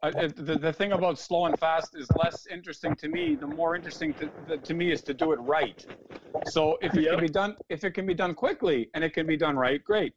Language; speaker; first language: English; early bilingual, other home language; Ukrainian